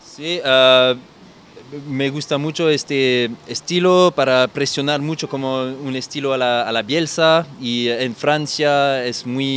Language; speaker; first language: Spanish; non-native, learner; French